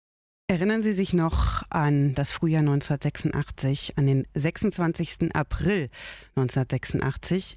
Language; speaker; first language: German; native; German